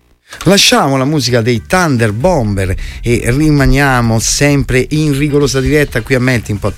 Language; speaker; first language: Italian; native; Italian